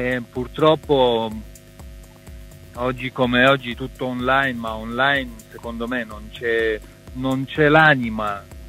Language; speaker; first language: Italian; non-native, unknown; Russian